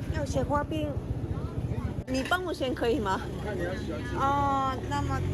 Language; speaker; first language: Chinese; non-native, learner; Japanese